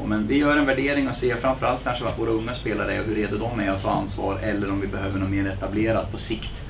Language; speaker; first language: Swedish; native; Swedish